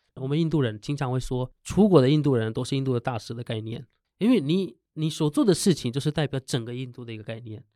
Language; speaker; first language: Chinese; non-native, fluent; Hindi